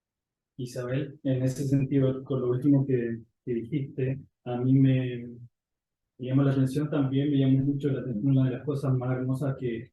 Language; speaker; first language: Spanish; native; Spanish